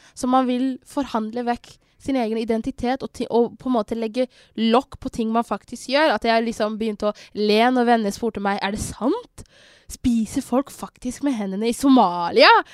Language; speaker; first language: Norwegian; early bilingual, other home language; Somali